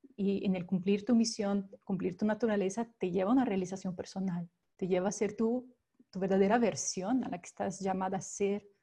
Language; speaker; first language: Spanish; non-native, fluent; Portuguese